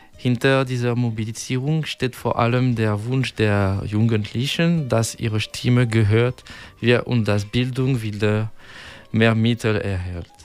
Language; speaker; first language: German; non-native, fluent; French